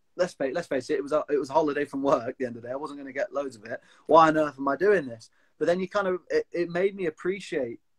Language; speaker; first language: English; native; English